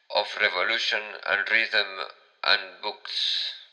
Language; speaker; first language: English; non-native, fluent; Spanish